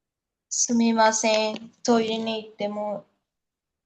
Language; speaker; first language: Japanese; non-native, learner; Sinhala